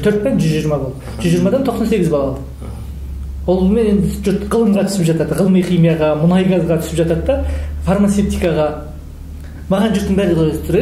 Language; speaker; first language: Kazakh; early bilingual, heritage; Kazakh